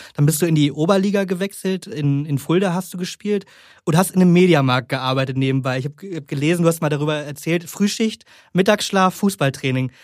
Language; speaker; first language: German; native; German